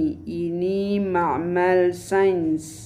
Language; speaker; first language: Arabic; non-native, fluent; Malay